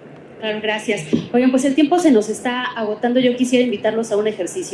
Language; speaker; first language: Spanish; native; Spanish